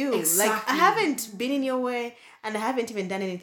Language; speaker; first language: English; non-native, local second language; Ganda